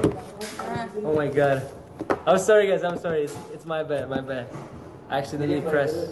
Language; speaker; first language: English; non-native, learner; Indonesian